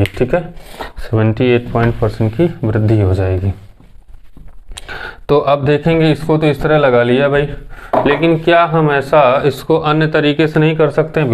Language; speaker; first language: Hindi; native; Hindi